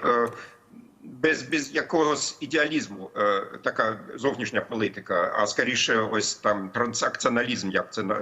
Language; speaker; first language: Ukrainian; non-native, fluent; German